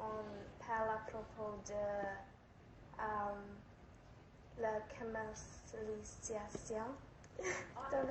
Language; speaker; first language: French; non-native, local second language; English